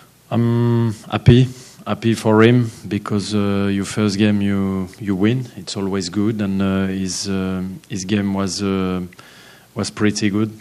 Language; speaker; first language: English; non-native, fluent; French